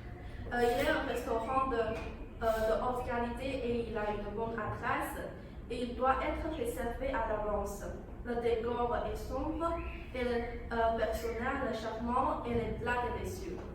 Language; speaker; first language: French; non-native, learner; Chinese